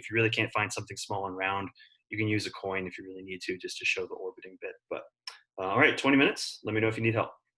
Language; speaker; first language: English; native; English